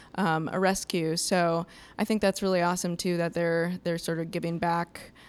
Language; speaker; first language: English; native; English